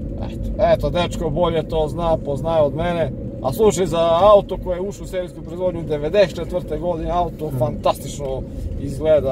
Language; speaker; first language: Serbian; native; Serbian